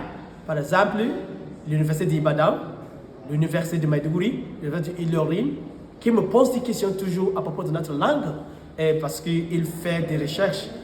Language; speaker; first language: French; non-native, fluent; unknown